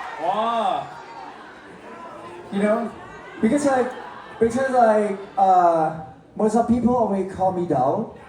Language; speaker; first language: English; non-native, learner; Thai